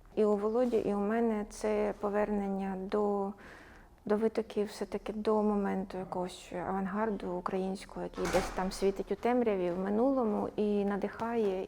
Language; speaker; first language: Ukrainian; native; Ukrainian